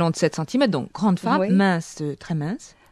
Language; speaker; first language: French; native; French